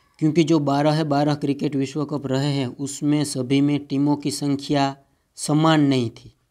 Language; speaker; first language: Hindi; non-native, local second language; Gujarati